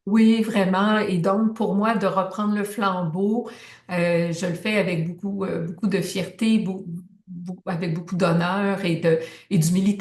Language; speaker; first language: French; native; French